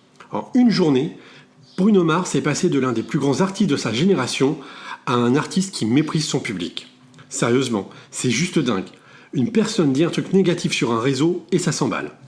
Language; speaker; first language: French; native; French